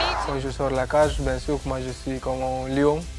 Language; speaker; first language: French; non-native, learner; Romanian